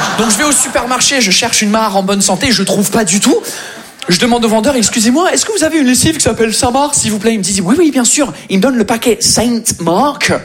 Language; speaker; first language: French; non-native, fluent; English